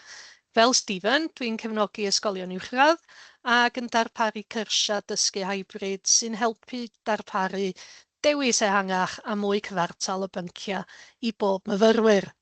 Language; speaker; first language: Welsh; native; Welsh